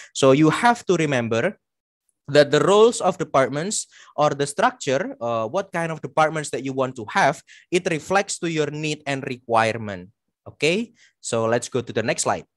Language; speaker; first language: English; non-native, fluent; Indonesian